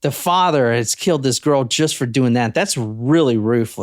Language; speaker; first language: English; native; English